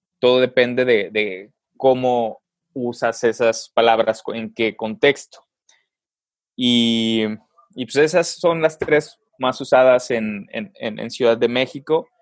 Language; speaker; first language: Spanish; native; Spanish